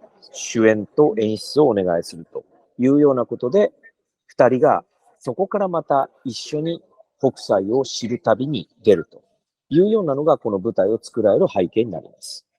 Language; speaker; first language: Japanese; native; Japanese